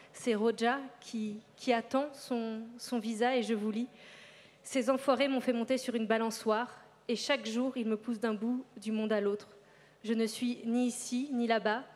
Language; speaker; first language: French; native; French